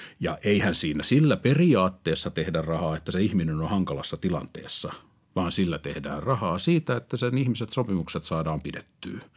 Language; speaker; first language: Finnish; native; Finnish